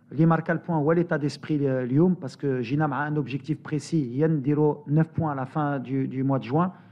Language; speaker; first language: French; native; French